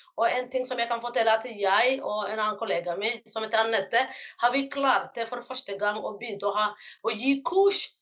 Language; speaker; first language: Norwegian; non-native, fluent; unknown